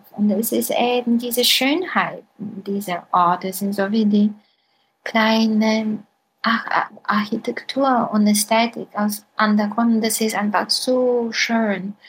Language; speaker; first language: German; non-native, fluent; Bulgarian